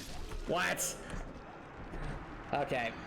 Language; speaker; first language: English; native; English